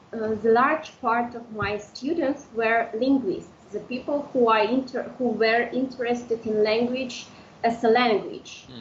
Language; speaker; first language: English; non-native, fluent; Udmurt